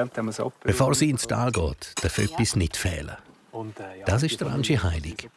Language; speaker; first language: German; native; German